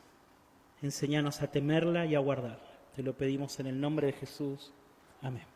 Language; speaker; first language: Spanish; native; Spanish